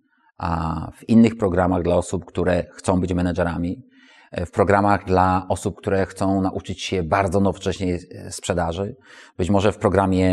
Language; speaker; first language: Polish; native; Polish